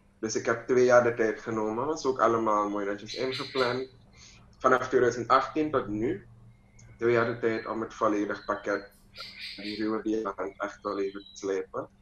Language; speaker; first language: Dutch; native; Dutch